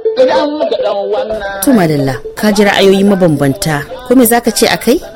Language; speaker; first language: Hausa; native; Hausa